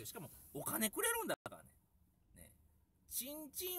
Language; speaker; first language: Japanese; native; Japanese